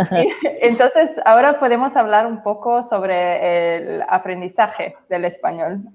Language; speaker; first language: Spanish; non-native, fluent; English